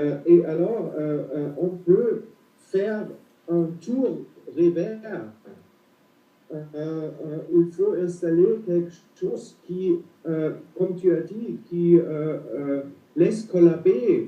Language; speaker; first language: French; non-native, fluent; German